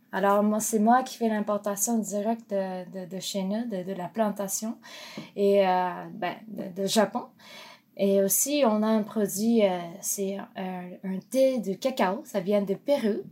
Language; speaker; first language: French; non-native, fluent; Japanese